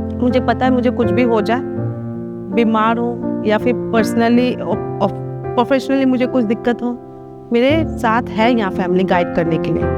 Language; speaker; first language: Hindi; non-native, local second language; Assamese